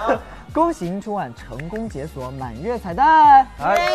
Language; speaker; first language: Chinese; native; Chinese